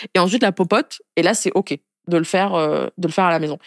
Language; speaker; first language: French; native; French